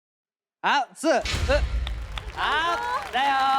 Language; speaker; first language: Chinese; non-native, learner; Japanese